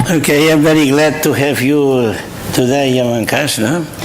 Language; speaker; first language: English; non-native, fluent; Catalan